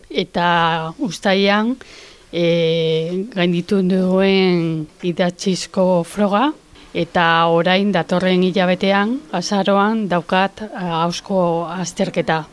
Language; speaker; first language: Basque; non-native, local second language; Spanish